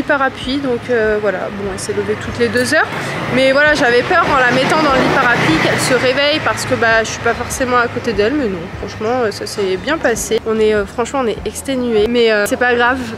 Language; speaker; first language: French; native; French